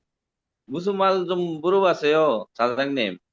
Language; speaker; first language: Korean; non-native, learner; Bangla